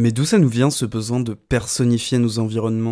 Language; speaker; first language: French; native; French